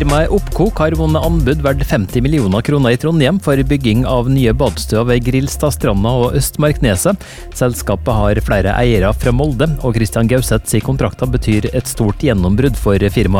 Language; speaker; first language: Norwegian; native; Norwegian